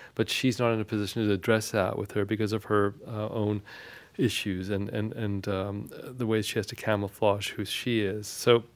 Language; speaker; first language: English; non-native, fluent; Armenian